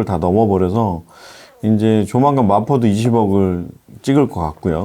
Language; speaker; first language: Korean; native; Korean